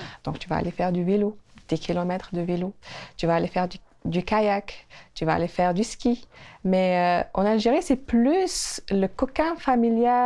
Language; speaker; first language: French; non-native, local second language; Kabyle